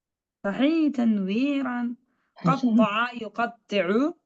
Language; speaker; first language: Arabic; non-native, fluent; Indonesian